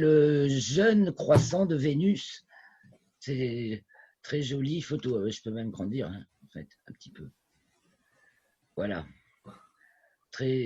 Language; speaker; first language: French; native; French